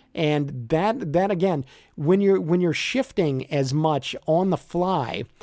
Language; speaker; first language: English; native; English